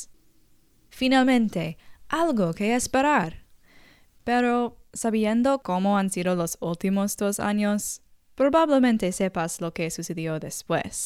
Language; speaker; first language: Spanish; non-native, learner; English